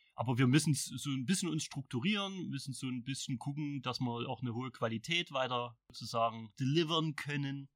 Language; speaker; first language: German; native; German